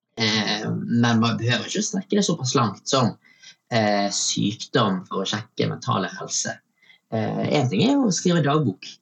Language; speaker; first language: Norwegian; early bilingual, other home language; Tamil